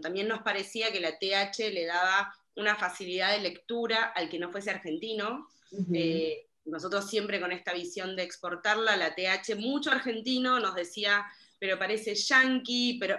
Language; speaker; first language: Spanish; native; Spanish